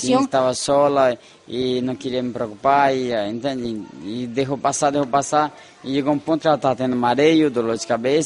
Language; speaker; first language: Spanish; non-native, fluent; Portuguese